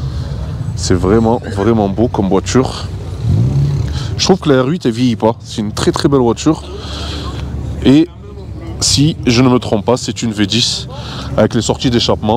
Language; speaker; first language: French; native; French